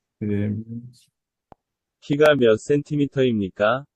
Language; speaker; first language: Korean; non-native, learner; Bangla